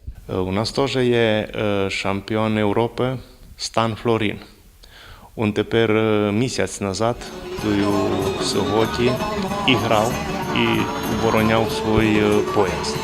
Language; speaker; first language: Ukrainian; early bilingual, heritage; Rusyn